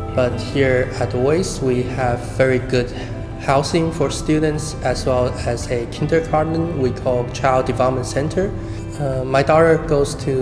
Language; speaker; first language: English; non-native, fluent; Chinese